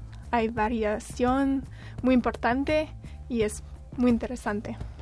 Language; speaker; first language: Spanish; non-native, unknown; French